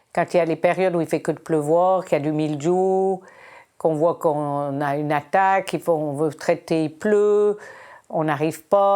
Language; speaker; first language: French; native; French